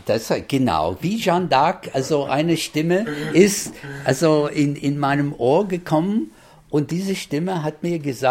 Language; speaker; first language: German; non-native, fluent; English